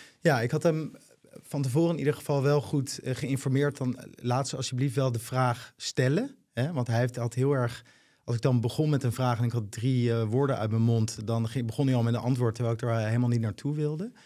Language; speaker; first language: Dutch; native; Dutch